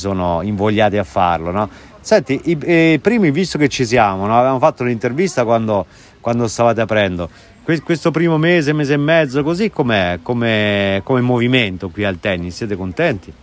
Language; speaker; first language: Italian; native; Italian